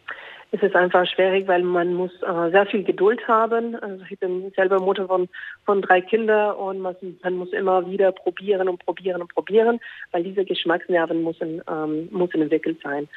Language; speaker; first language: German; non-native, fluent; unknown